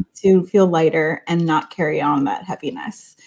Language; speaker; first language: English; early bilingual, other home language; Spanish